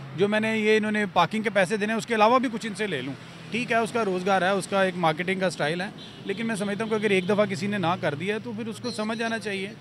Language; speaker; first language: Urdu; native; Urdu